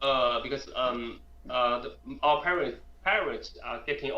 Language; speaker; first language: English; non-native, learner; Chinese